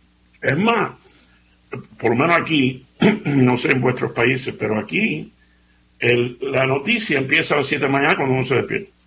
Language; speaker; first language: Spanish; native; Spanish